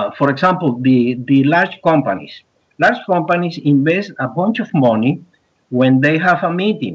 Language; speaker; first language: English; early bilingual, other home language; Spanish